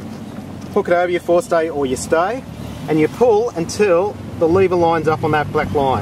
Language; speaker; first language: English; native; English